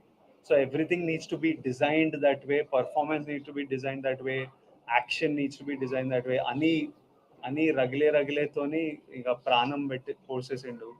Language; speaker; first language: Telugu; native; Telugu